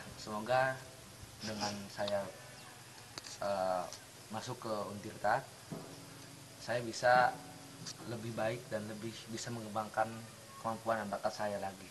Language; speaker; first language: Indonesian; non-native, local second language; Sundanese